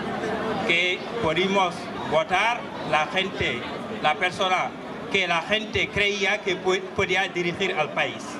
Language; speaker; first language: Spanish; non-native, fluent; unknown